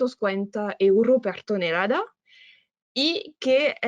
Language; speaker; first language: Spanish; non-native, fluent; French